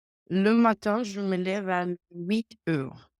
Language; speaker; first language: French; non-native, learner; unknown